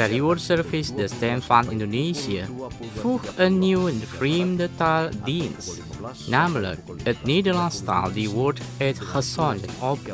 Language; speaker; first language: Dutch; non-native, learner; Indonesian